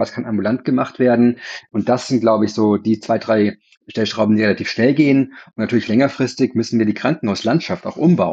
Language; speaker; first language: German; native; German